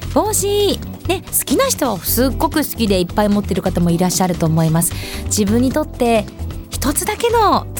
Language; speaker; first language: Japanese; native; Japanese